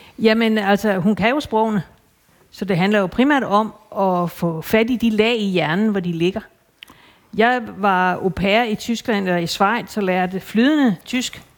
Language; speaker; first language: Danish; native; Danish